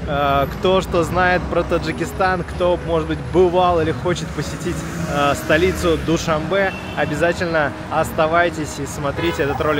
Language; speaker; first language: Russian; native; Russian